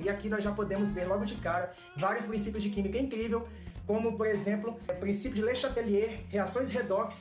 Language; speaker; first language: Portuguese; native; Portuguese